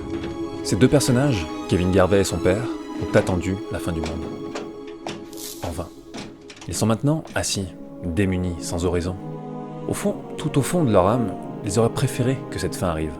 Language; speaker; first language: French; native; French